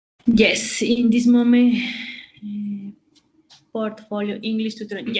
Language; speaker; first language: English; non-native, learner; Spanish